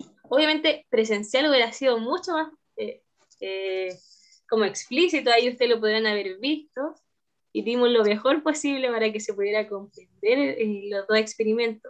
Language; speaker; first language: Spanish; native; Spanish